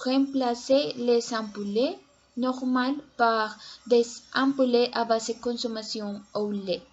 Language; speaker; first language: French; non-native, learner; Spanish